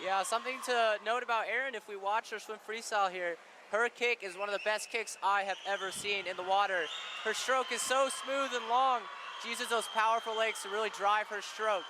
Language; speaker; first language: English; native; English